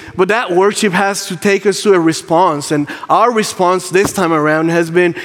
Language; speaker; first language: English; non-native, fluent; Spanish